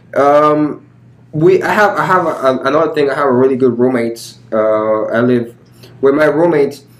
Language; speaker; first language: English; early bilingual, other home language; Spanish